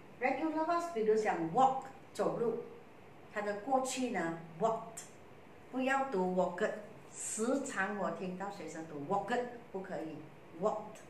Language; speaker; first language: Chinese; native; Chinese